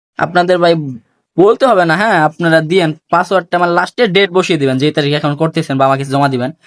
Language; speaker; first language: Bangla; native; Bangla